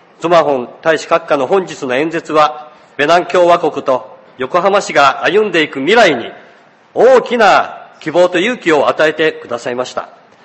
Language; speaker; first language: Japanese; native; Japanese